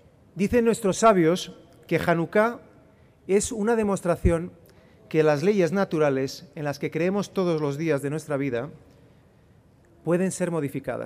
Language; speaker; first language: Spanish; native; Spanish